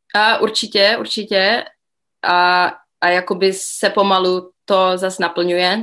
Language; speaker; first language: Czech; early bilingual, other home language; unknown